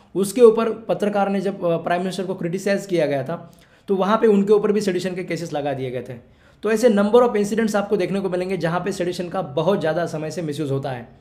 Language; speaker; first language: Hindi; non-native, local second language; Marathi